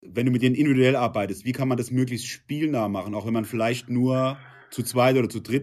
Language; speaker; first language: German; native; German